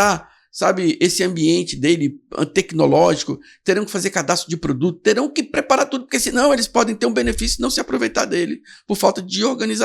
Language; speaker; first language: Portuguese; native; Portuguese